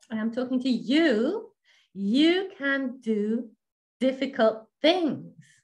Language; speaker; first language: English; non-native, fluent; Danish